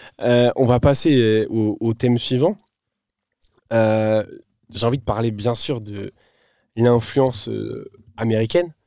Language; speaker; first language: French; native; French